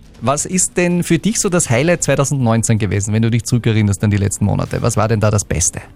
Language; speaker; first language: German; native; German